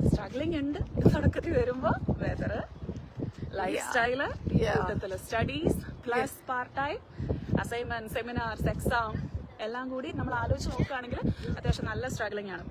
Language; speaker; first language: Malayalam; native; Malayalam